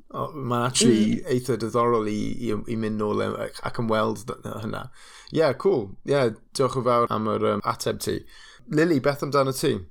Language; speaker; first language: Welsh; non-native, local second language; English